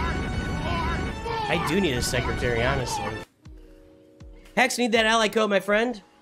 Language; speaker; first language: English; native; English